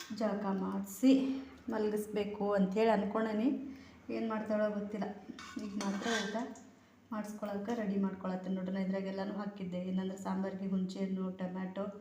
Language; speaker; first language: Kannada; native; Kannada